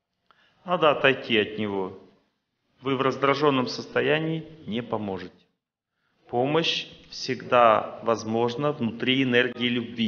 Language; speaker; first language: Russian; native; Russian